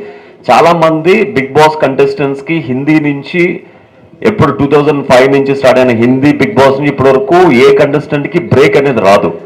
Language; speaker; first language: Telugu; native; Telugu